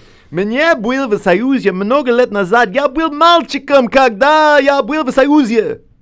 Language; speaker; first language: Russian; non-native, learner; English